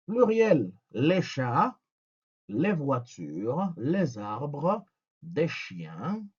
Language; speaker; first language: French; non-native, fluent; Spanish